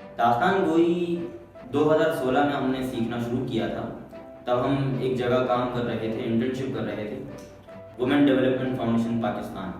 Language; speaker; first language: Urdu; non-native, local second language; Kachhi